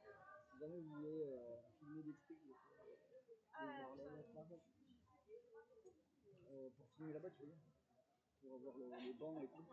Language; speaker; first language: French; native; French